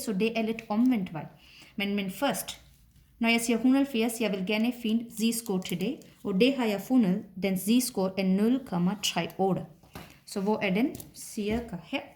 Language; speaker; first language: Danish; non-native, fluent; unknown